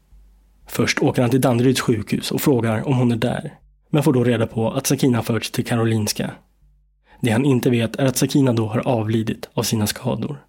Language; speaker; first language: Swedish; native; Swedish